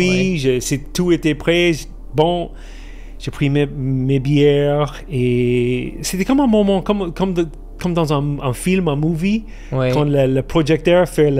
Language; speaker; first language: French; non-native, fluent; English